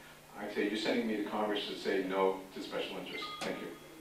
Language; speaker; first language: English; native; English